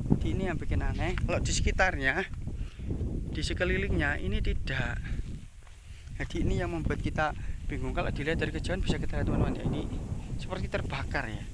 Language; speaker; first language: Indonesian; non-native, local second language; Javanese